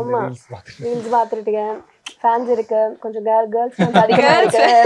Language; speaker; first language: Tamil; non-native, learner; Telugu